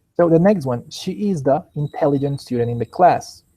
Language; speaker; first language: English; non-native, fluent; Spanish